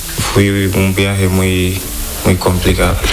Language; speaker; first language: Spanish; non-native, learner; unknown